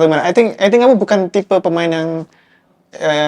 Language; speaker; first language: Indonesian; native; Indonesian